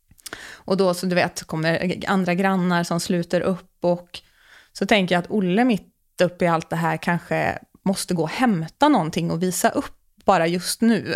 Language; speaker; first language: Swedish; native; Swedish